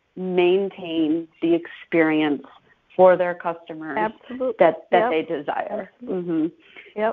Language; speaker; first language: English; native; English